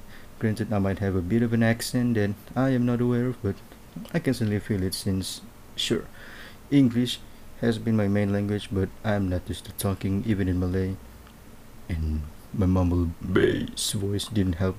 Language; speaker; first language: English; non-native, local second language; Malay